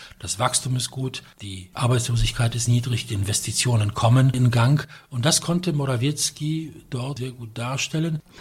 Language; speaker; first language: German; non-native, fluent; Polish